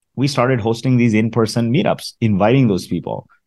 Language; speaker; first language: English; early bilingual, other home language; Arabic